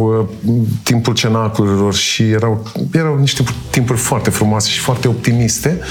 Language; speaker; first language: Romanian; native; Romanian